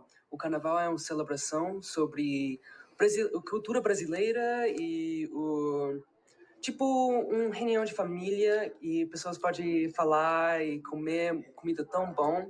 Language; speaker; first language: Portuguese; early bilingual, heritage; English